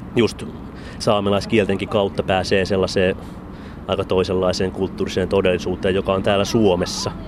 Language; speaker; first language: Finnish; native; Finnish